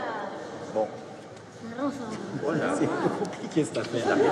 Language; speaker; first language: French; native; French